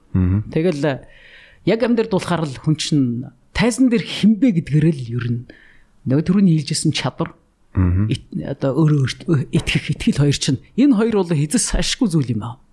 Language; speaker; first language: Mongolian; native; Mongolian